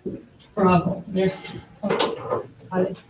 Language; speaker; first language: French; non-native, fluent; English